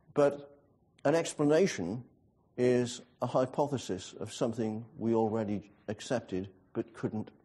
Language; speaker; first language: English; native; English